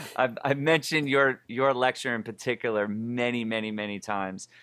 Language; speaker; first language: English; native; English